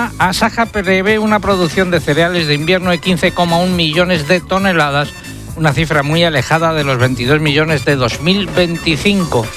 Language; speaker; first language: Spanish; native; Spanish